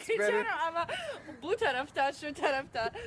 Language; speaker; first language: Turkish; non-native, learner; Russian